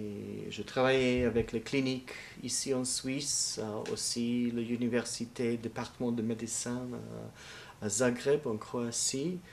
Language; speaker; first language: French; non-native, learner; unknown